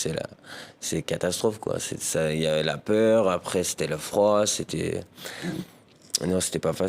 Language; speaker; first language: French; early bilingual, other home language; Persian